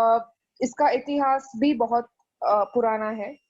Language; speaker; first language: Hindi; native; Hindi